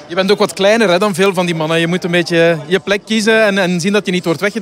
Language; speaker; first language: Dutch; native; Dutch